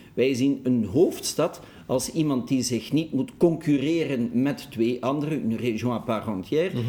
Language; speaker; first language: Dutch; native; Dutch